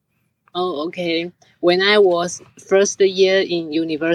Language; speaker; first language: English; non-native, learner; Chinese